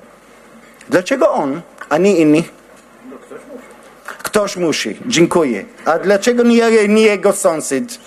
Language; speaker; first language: Polish; non-native, learner; Hebrew